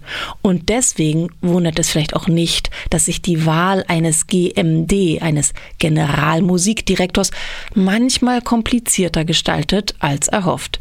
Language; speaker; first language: German; native; German